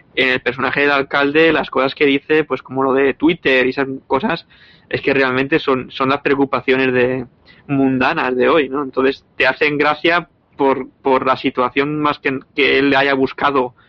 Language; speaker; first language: Spanish; native; Spanish